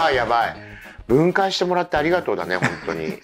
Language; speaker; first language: Japanese; native; Japanese